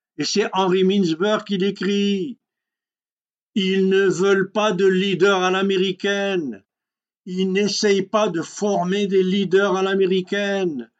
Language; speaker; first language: French; non-native, local second language; Kabyle